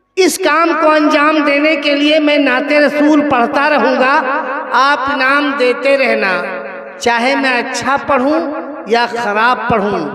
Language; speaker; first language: Hindi; native; Hindi